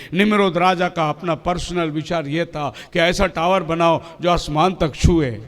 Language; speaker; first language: Hindi; non-native, local second language; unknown